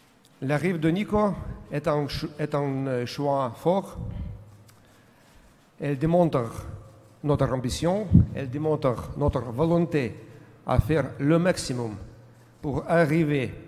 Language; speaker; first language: French; non-native, learner; Russian